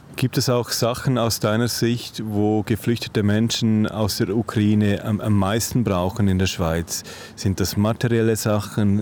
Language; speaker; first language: German; native; German